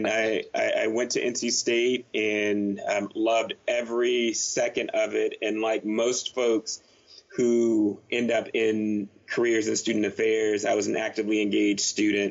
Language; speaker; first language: English; native; English